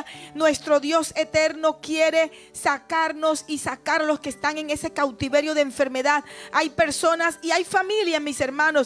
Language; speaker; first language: Spanish; native; Spanish